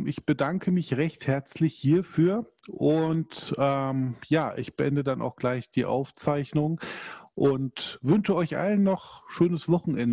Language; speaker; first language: German; native; German